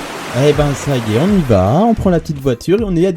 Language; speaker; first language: French; native; French